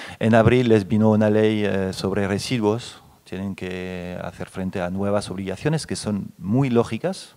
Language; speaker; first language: Spanish; non-native, fluent; French